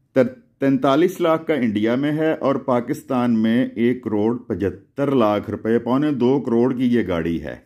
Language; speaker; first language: Urdu; non-native, local second language; Punjabi